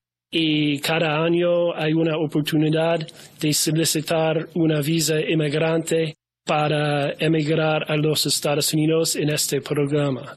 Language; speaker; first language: Spanish; non-native, fluent; English